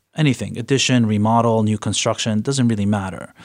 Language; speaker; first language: English; early bilingual, other home language; Persian